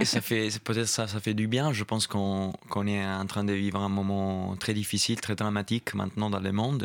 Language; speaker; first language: French; non-native, fluent; Italian